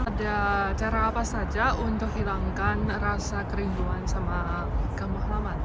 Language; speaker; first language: Indonesian; non-native, fluent; Chinese